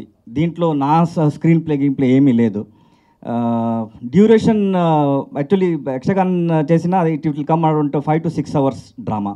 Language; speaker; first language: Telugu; non-native, learner; Kannada